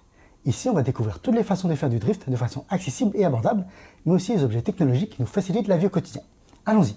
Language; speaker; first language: French; native; French